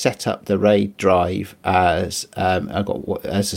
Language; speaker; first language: English; native; English